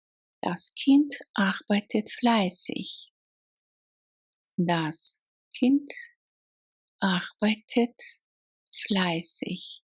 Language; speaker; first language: German; non-native, fluent; Russian